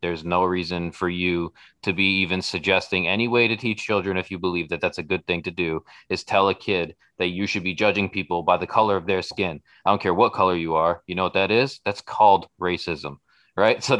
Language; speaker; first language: English; native; English